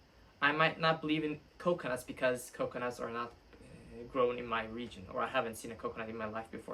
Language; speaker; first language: English; non-native, fluent; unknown